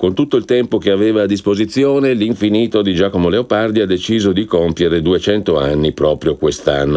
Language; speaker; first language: Italian; native; Italian